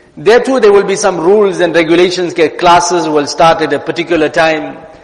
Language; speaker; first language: English; native; English